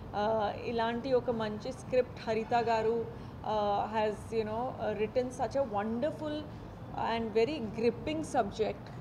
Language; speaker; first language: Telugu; non-native, fluent; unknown